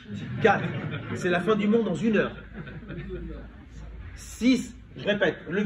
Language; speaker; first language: French; native; French